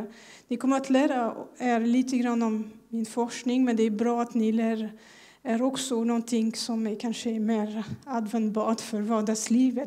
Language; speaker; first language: Swedish; non-native, fluent; French